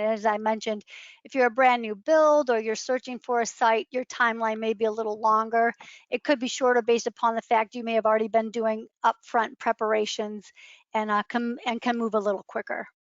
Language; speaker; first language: English; native; English